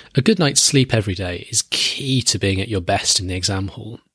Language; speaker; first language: English; native; English